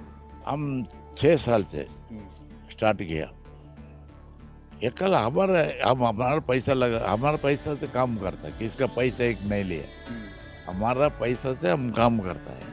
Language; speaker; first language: Hindi; non-native, local second language; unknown